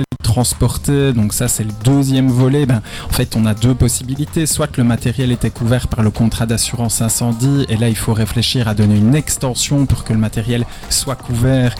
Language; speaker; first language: French; native; French